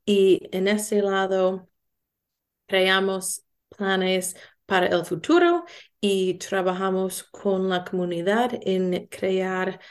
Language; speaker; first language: Spanish; non-native, learner; English